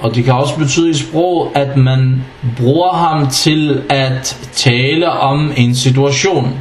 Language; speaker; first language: Danish; early bilingual, other home language; Arabic